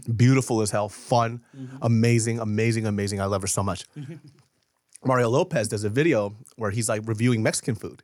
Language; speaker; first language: English; early bilingual, other home language; Korean